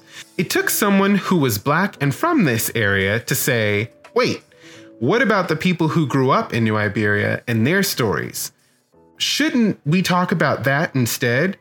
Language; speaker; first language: English; native; English